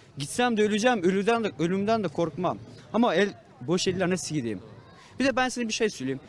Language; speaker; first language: Turkish; non-native, fluent; Persian